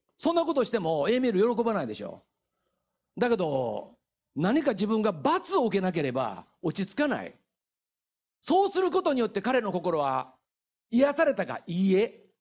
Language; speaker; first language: Japanese; native; Japanese